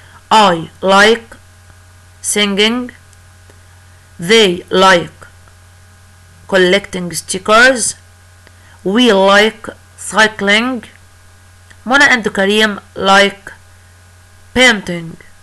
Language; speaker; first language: English; non-native, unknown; Arabic